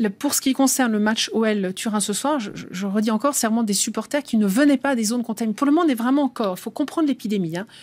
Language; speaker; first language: French; native; French